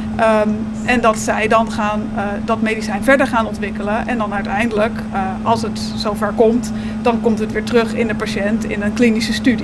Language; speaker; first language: Dutch; native; Dutch